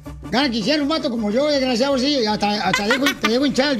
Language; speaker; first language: Spanish; native; Spanish